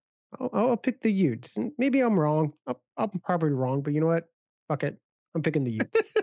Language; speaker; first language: English; native; English